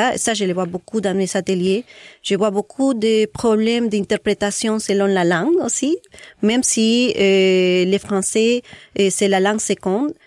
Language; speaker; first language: French; non-native, fluent; Spanish